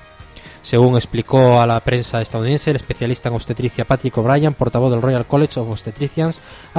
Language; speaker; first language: Spanish; native; Spanish